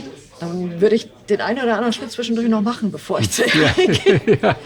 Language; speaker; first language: German; native; German